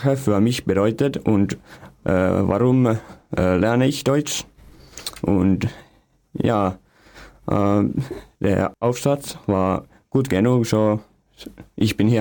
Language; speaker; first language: German; non-native, learner; Finnish